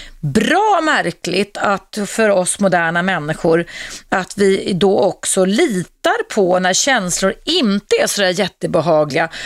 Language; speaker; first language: Swedish; native; Swedish